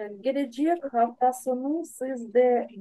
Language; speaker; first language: Turkish; non-native, learner; Ukrainian